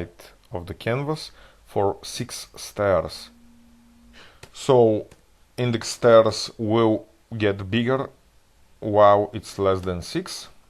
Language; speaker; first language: English; non-native, fluent; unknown